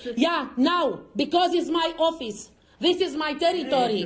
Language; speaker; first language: English; non-native, learner; Romanian